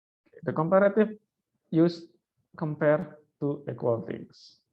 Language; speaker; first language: English; non-native, fluent; Indonesian